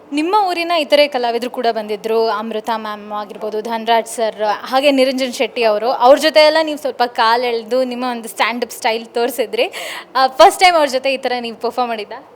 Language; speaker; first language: Kannada; native; Kannada